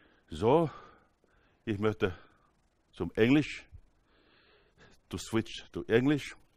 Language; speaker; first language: German; non-native, learner; Finnish